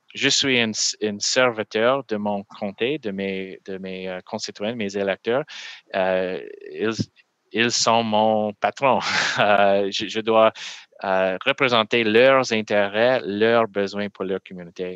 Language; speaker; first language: French; non-native, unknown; English